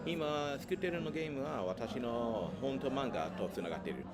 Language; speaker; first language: Japanese; non-native, learner; English